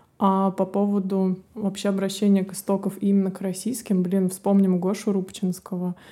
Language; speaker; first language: Russian; native; Russian